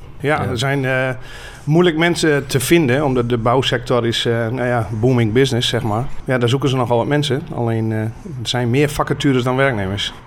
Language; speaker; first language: Dutch; native; Dutch